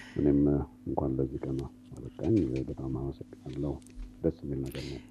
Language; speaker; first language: Amharic; native; Amharic